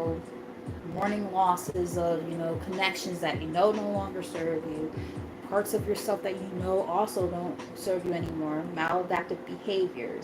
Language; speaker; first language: English; native; English